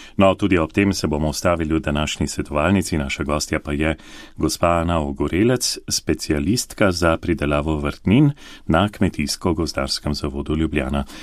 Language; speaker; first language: Slovenian; native; Slovenian